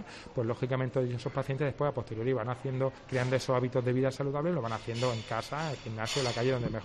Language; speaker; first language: Spanish; native; Spanish